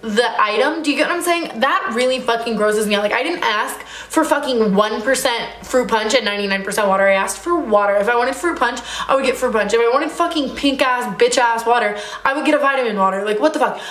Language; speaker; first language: English; native; English